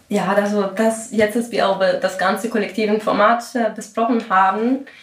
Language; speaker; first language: German; non-native, fluent; Greek